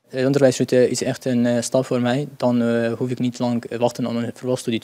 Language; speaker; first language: Dutch; non-native, learner; Arabic